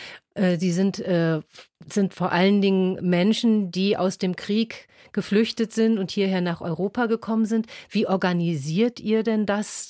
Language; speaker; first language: German; native; German